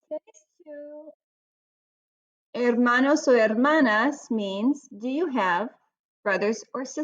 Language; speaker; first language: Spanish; non-native, fluent; English